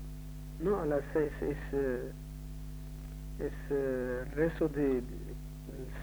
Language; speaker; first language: Spanish; non-native, learner; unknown